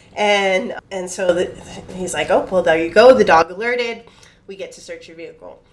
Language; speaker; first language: English; native; English